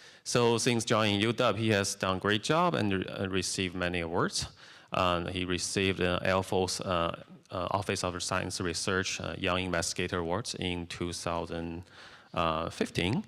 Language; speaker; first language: English; non-native, fluent; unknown